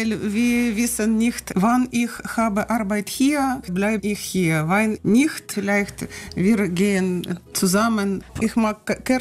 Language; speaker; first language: German; non-native, learner; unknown